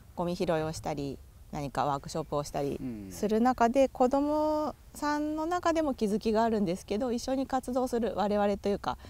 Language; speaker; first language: Japanese; native; Japanese